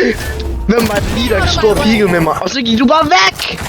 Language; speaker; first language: Danish; native; Danish